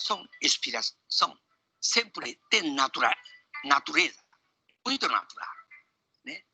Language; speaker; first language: Portuguese; non-native, learner; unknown